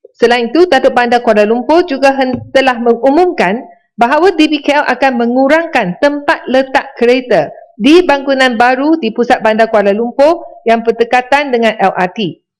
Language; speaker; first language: Malay; non-native, local second language; Chinese